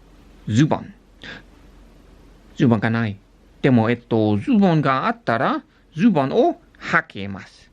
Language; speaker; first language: Japanese; non-native, learner; English